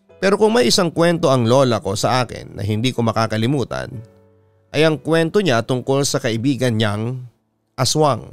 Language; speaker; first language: Filipino; native; Filipino